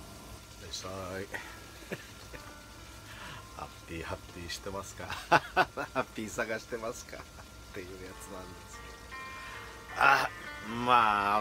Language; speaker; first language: Japanese; native; Japanese